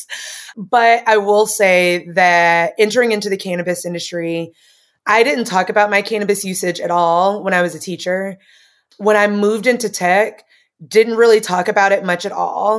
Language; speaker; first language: English; native; English